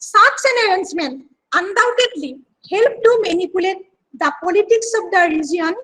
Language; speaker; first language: English; non-native, local second language; Assamese